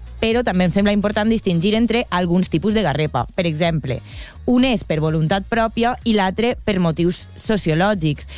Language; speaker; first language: Catalan; native; Catalan